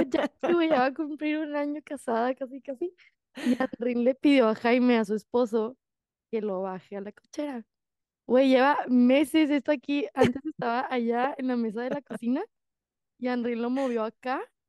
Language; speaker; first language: Spanish; early bilingual, heritage; Spanish